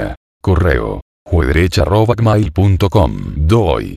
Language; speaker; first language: Spanish; native; Spanish